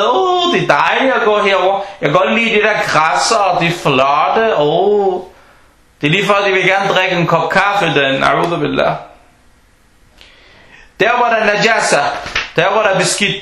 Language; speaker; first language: Danish; non-native, fluent; Arabic